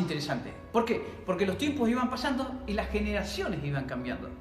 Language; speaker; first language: Spanish; native; Spanish